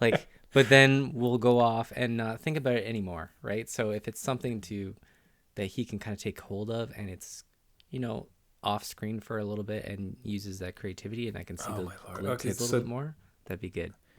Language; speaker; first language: English; native; English